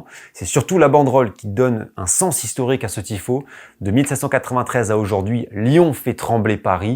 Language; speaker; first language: French; native; French